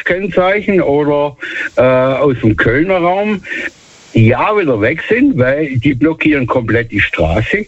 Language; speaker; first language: German; native; German